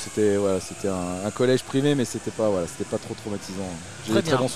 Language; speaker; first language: French; native; French